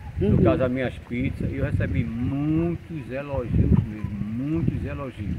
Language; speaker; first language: Portuguese; native; Portuguese